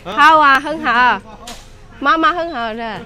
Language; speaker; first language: Chinese; non-native, learner; Indonesian